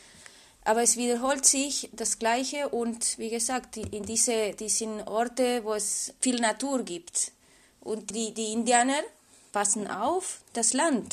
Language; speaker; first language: German; non-native, fluent; Spanish